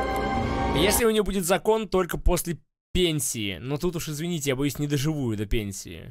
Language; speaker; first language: Russian; native; Russian